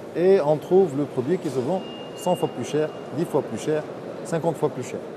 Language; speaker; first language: French; non-native, local second language; Arabic